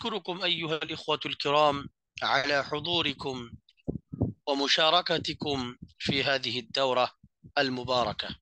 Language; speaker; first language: Arabic; non-native, fluent; Bangla